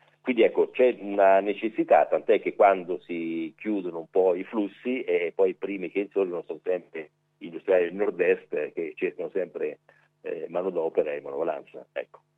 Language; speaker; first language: Italian; native; Italian